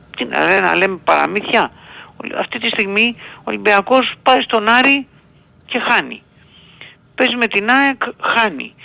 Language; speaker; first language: Greek; native; Greek